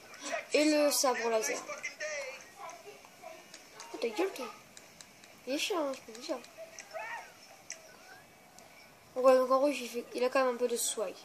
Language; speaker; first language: French; native; French